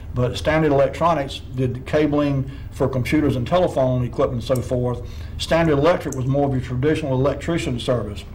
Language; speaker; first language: English; native; English